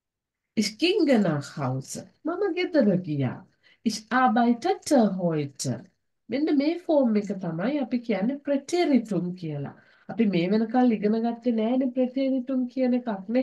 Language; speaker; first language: German; non-native, fluent; Sinhala